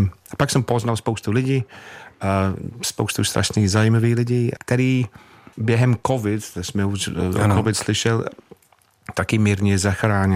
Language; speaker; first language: Czech; non-native, fluent; English